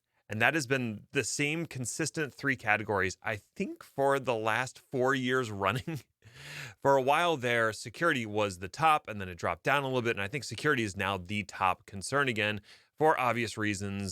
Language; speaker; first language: English; native; English